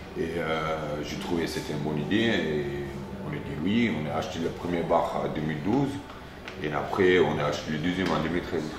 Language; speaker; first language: French; non-native, fluent; Afrikaans